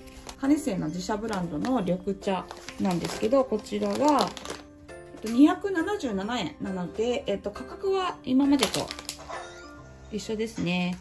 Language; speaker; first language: Japanese; native; Japanese